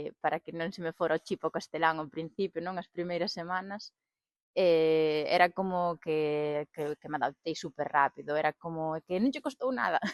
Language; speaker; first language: Galician; non-native, local second language; Spanish